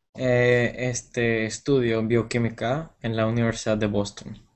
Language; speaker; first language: Spanish; non-native, fluent; English